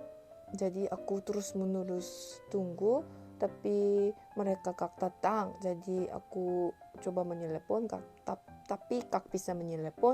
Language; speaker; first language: Indonesian; non-native, learner; Korean